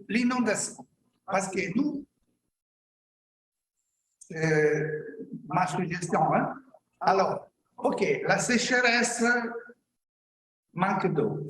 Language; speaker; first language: French; non-native, learner; Italian